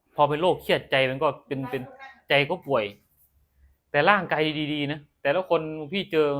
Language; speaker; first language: Thai; non-native, local second language; Northeastern Thai